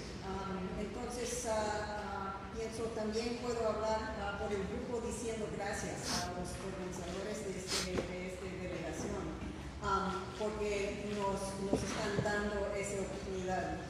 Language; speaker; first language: Spanish; non-native, fluent; English